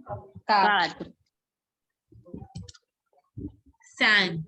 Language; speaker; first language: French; non-native, fluent; Hindi